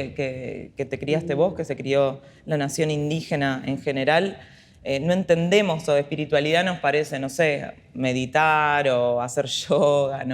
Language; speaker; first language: Spanish; native; Spanish